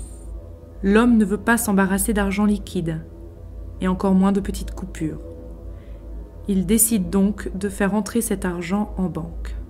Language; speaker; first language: French; native; French